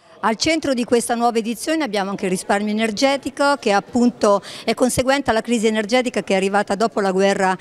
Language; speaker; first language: Italian; native; Italian